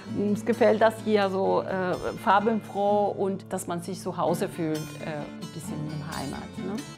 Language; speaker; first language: German; non-native, fluent; Spanish